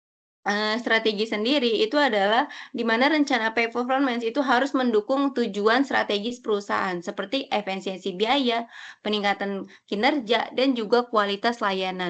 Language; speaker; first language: Indonesian; native; Indonesian